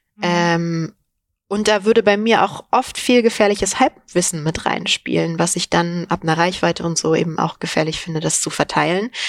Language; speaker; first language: German; early bilingual, other home language; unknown